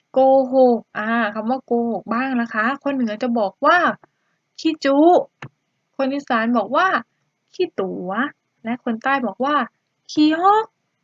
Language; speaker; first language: Thai; native; Thai